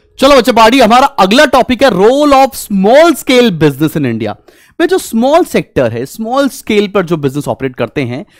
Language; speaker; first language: Hindi; native; Hindi